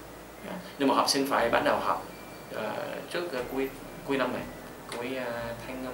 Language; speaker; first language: Vietnamese; non-native, fluent; English